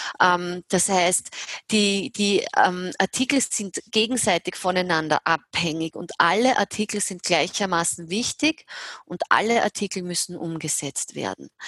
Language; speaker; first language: German; native; German